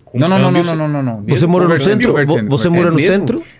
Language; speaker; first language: Portuguese; non-native, fluent; French